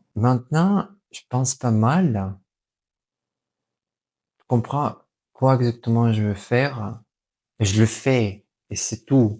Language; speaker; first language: French; non-native, fluent; Russian